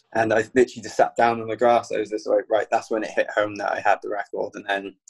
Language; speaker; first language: English; native; English